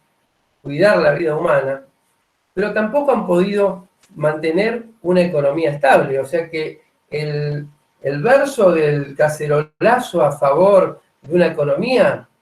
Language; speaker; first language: Spanish; native; Spanish